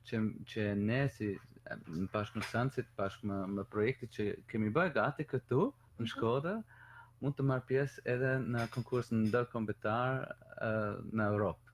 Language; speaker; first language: Albanian; non-native, learner; German